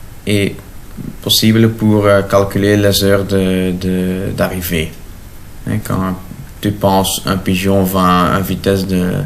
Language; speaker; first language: French; non-native, local second language; Dutch